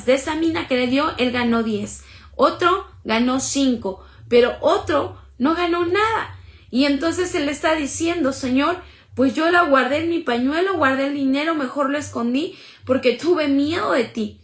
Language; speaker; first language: Spanish; native; Spanish